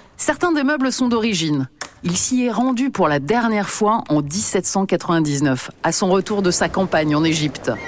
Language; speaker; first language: French; native; French